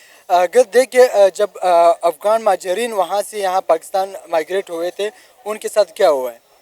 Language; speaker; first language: Hindi; non-native, local second language; Pashto